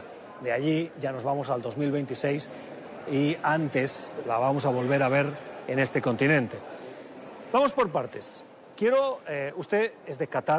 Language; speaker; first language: Spanish; native; Spanish